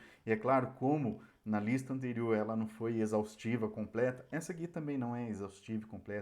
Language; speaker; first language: Portuguese; native; Portuguese